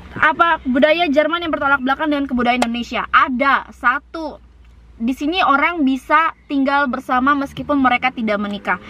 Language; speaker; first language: Indonesian; native; Indonesian